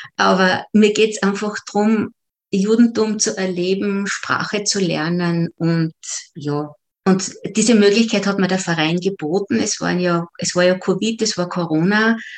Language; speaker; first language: German; native; German